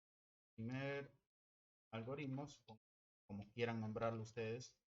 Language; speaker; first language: Spanish; native; Spanish